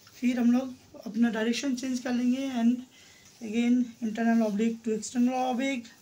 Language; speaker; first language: Hindi; non-native, local second language; Bangla